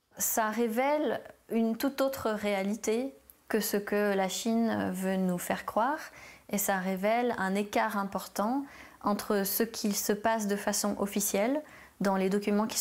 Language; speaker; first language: French; native; French